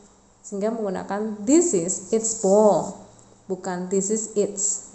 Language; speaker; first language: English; non-native, fluent; Indonesian